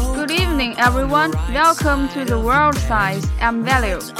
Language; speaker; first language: English; non-native, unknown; Chinese